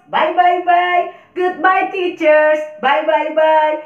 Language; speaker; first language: English; non-native, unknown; Indonesian